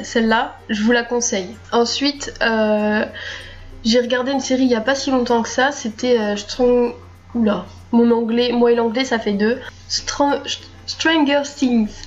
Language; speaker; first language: French; native; French